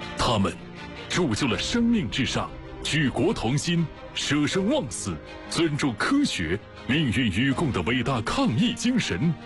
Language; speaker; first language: Chinese; native; Chinese